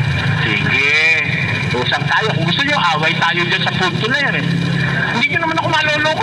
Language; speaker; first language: Filipino; native; Filipino